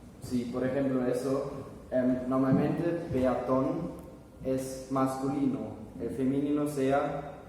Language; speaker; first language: Spanish; non-native, fluent; German